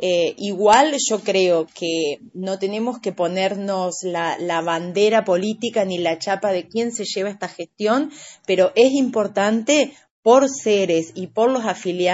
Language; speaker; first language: Spanish; native; Spanish